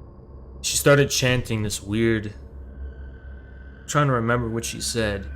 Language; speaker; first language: English; native; English